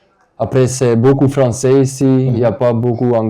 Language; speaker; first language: French; non-native, local second language; Dutch